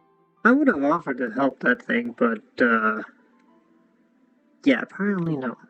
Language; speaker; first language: English; native; English